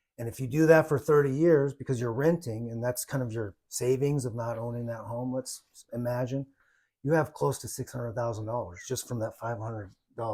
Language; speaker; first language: English; native; English